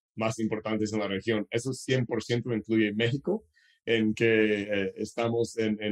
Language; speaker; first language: Spanish; non-native, fluent; English